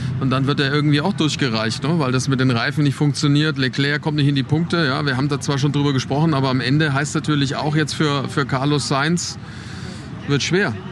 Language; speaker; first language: German; native; German